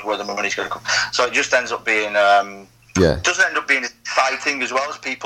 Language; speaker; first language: English; native; English